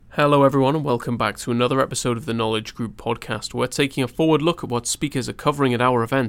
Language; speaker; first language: English; native; English